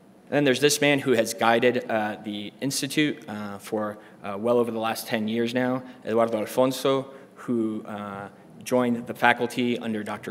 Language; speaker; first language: English; native; English